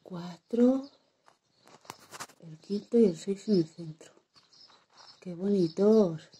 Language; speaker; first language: Spanish; native; Spanish